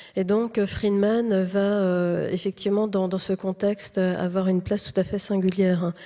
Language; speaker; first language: French; native; French